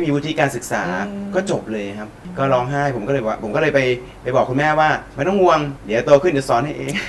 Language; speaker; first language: Thai; native; Thai